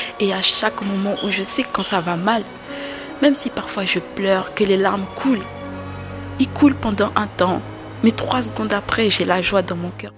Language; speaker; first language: French; early bilingual, other home language; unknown